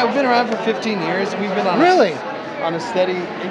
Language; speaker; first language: English; native; English